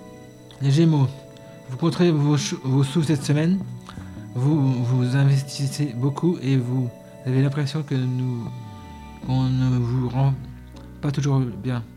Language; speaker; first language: French; native; French